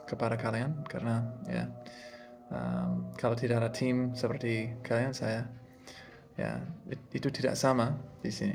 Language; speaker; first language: Indonesian; non-native, fluent; English